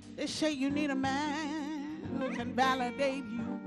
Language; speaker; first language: English; native; English